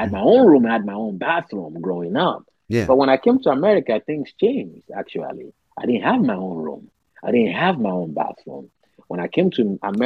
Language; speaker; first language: English; non-native, local second language; Yoruba